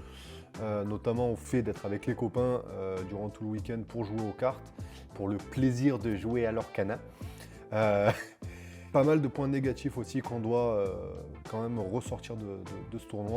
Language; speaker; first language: French; native; French